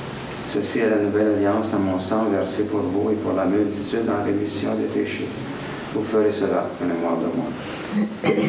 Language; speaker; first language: French; native; French